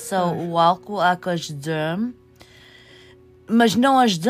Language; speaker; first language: Portuguese; early bilingual, heritage; Portuguese